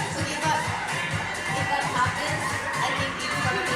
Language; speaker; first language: English; non-native, learner; Chinese